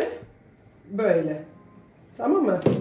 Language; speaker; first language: Turkish; early bilingual, heritage; Turkish